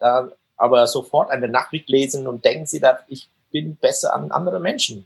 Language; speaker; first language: German; non-native, fluent; Vietnamese